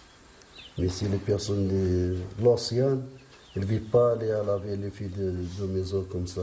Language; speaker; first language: French; non-native, learner; Arabic